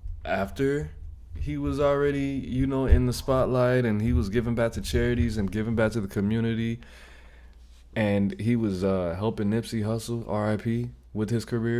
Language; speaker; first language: English; native; English